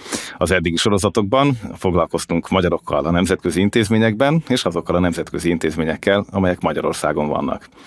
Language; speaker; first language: Hungarian; native; Hungarian